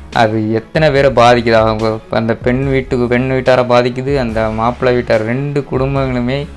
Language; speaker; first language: Tamil; native; Tamil